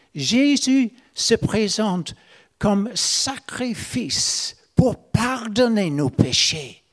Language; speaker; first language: French; non-native, fluent; English